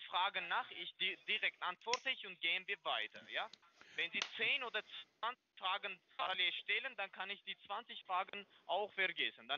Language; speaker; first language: German; non-native, fluent; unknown